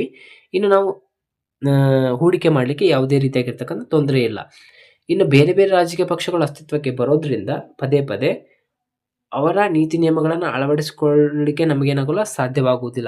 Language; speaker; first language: Kannada; native; Kannada